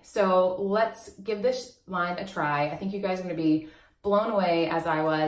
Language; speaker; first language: English; native; English